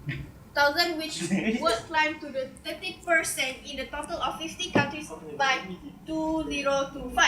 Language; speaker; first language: English; non-native, learner; Malay